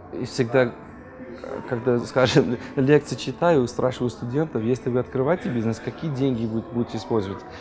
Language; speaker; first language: Russian; non-native, fluent; English